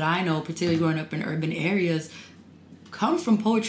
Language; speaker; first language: English; native; English